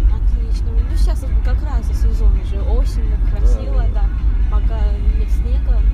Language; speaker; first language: Russian; non-native, learner; Chinese